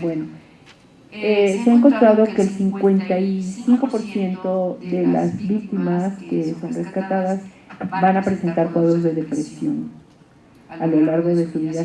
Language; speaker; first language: Spanish; native; Spanish